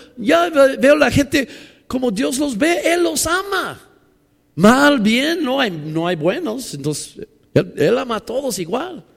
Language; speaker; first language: Spanish; non-native, fluent; English